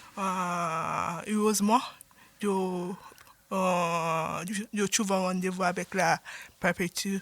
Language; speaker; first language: French; non-native, learner; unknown